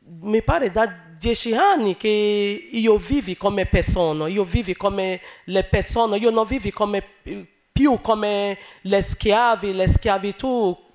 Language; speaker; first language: Italian; non-native, learner; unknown